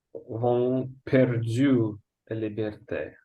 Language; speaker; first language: French; non-native, learner; Russian